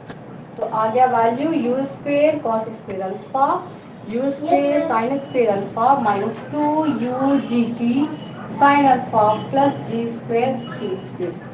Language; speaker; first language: Hindi; native; Hindi